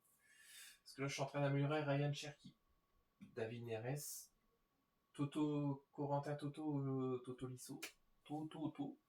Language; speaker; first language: French; native; French